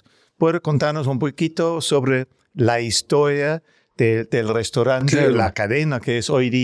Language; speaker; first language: Spanish; non-native, learner; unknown